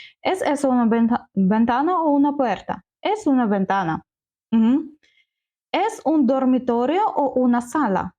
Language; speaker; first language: Spanish; non-native, learner; Ukrainian